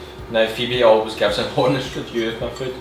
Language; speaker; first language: English; native; English